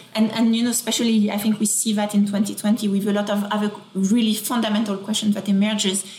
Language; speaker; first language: English; non-native, fluent; French